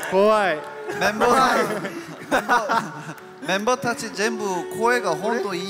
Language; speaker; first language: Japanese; non-native, learner; Korean